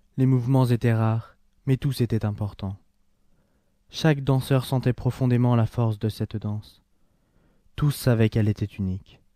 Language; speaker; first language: French; native; French